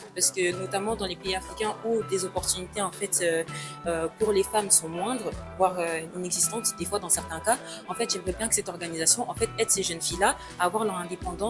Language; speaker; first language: French; early bilingual, other home language; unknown